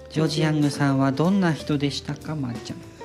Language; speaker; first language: Japanese; native; Japanese